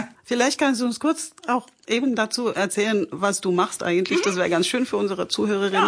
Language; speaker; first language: German; non-native, fluent; French